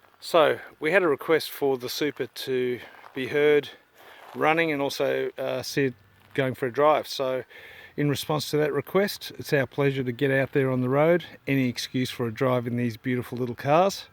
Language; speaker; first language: English; native; English